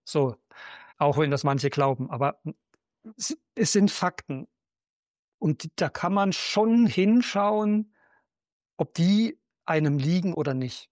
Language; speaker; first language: German; native; German